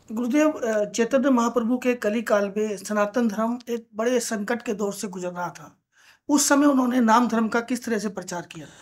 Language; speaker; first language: Hindi; native; Hindi